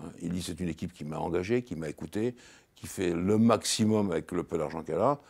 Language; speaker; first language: French; native; French